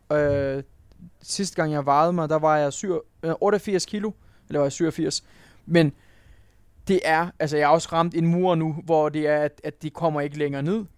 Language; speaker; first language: Danish; non-native, fluent; Turkish